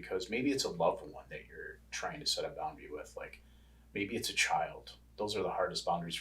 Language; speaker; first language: English; native; English